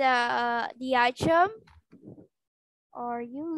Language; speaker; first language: English; non-native, learner; Vietnamese